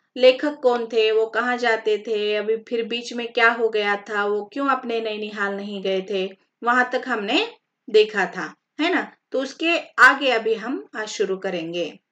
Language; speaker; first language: Hindi; non-native, local second language; Marathi